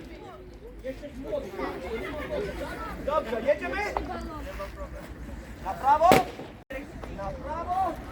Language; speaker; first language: Polish; non-native, learner; English